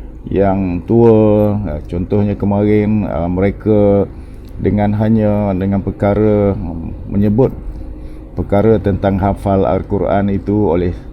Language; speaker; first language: Malay; native; Malay